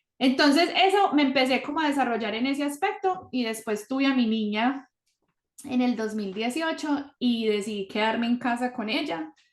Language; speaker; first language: Spanish; early bilingual, heritage; Spanish